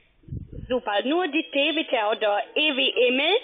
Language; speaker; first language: German; non-native, learner; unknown